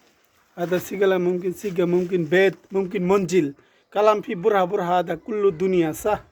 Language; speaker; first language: Arabic; non-native, learner; Bangla